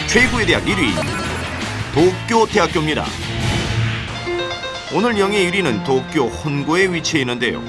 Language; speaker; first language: Korean; native; Korean